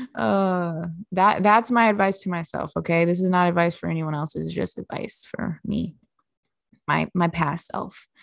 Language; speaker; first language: English; native; English